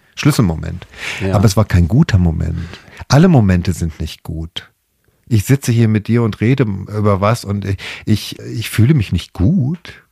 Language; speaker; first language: German; native; German